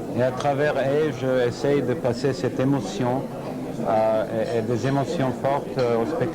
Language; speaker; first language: French; non-native, fluent; Serbian